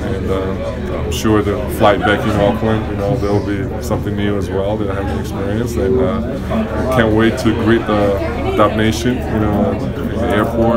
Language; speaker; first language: English; non-native, fluent; Georgian